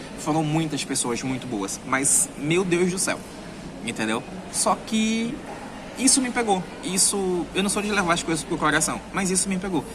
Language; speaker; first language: Portuguese; native; Portuguese